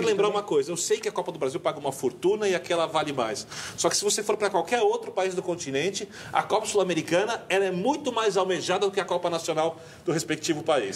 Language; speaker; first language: Portuguese; native; Portuguese